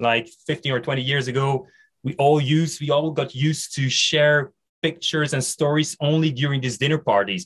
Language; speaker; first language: English; non-native, fluent; Dutch